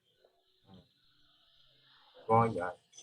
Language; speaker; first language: English; non-native, learner; Vietnamese